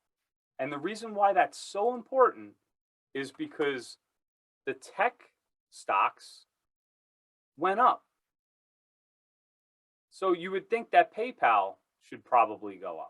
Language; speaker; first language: English; native; English